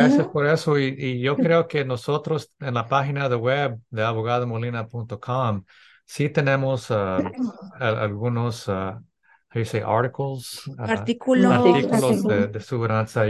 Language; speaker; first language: Spanish; early bilingual, heritage; English